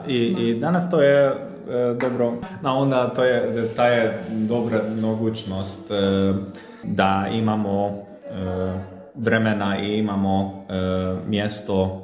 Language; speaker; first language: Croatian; non-native, local second language; Hungarian